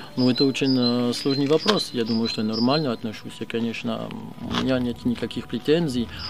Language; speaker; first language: Russian; non-native, fluent; French